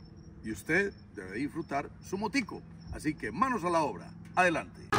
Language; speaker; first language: Spanish; native; Spanish